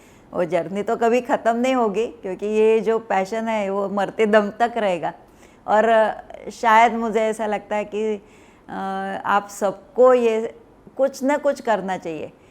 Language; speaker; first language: Hindi; non-native, local second language; Marathi